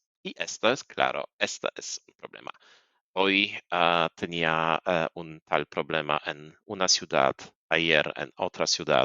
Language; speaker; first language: Spanish; non-native, fluent; Polish